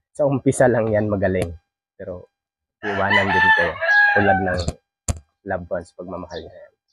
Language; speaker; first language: Filipino; non-native, local second language; Cebuano